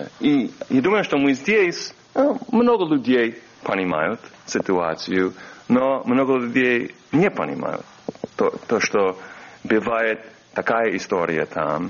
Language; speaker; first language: Russian; non-native, learner; English